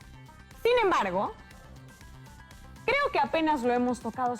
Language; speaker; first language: Spanish; native; Spanish